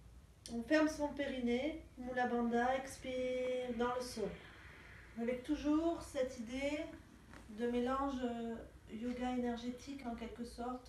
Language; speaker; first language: French; native; French